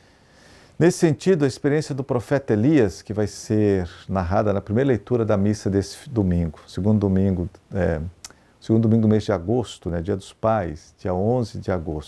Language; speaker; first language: Portuguese; native; Portuguese